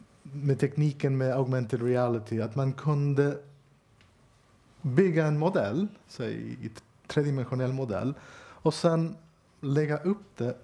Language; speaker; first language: Swedish; non-native, fluent; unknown